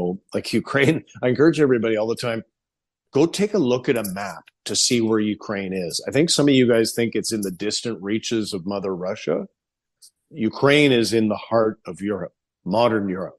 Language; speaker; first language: English; native; English